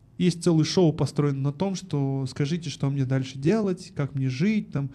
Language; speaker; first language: Russian; native; Russian